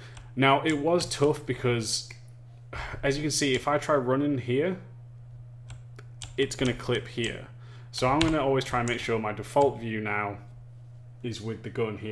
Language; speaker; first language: English; native; English